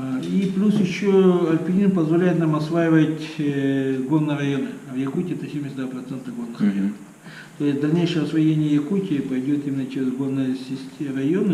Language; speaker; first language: Russian; native; Russian